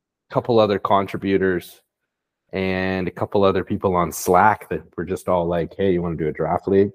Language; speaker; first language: English; native; English